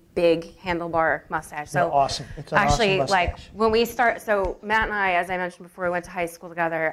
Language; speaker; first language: English; native; English